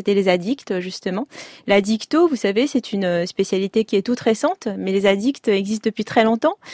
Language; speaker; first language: French; non-native, local second language; Arabic